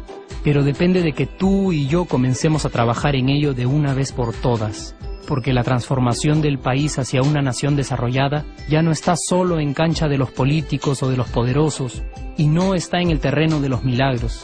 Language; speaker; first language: Spanish; native; Spanish